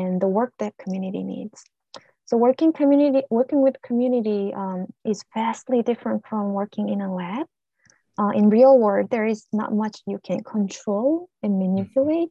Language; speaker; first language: English; non-native, fluent; Korean